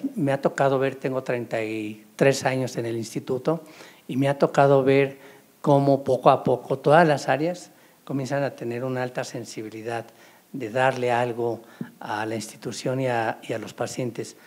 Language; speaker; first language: Spanish; native; Spanish